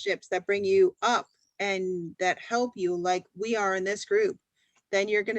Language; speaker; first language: English; native; English